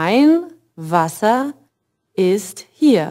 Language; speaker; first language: German; non-native, fluent; English